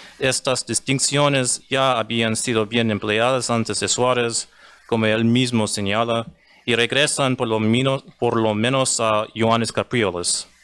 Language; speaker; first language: Spanish; non-native, learner; English